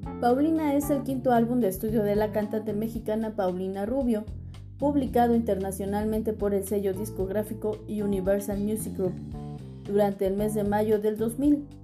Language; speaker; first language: Spanish; native; Spanish